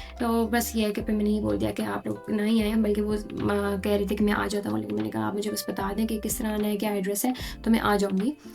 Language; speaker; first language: Urdu; native; Urdu